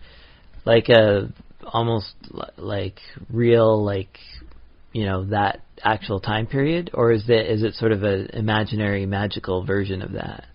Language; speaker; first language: English; native; English